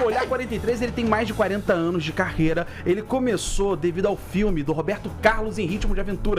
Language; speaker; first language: Portuguese; native; Portuguese